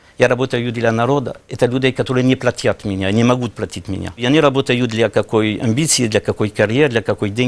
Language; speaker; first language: Russian; non-native, learner; French